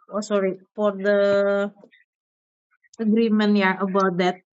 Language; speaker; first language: English; non-native, learner; Indonesian